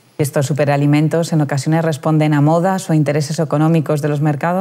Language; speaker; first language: Spanish; native; Spanish